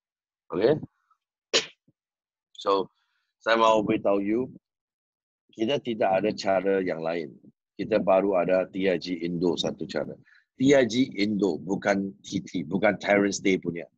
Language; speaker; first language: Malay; non-native, local second language; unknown